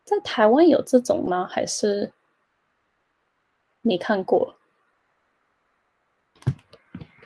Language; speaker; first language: Chinese; early bilingual, heritage; Chinese